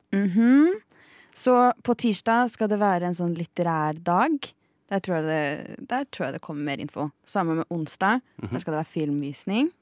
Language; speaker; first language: Norwegian; native; Norwegian